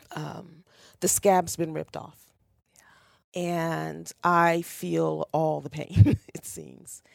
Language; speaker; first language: English; native; English